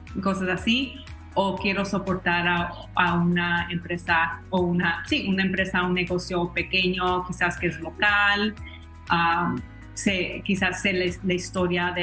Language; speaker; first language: Spanish; early bilingual, heritage; Spanish